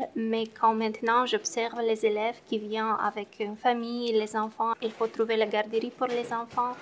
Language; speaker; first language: French; non-native, fluent; Romanian